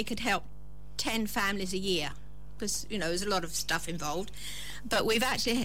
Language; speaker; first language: English; native; English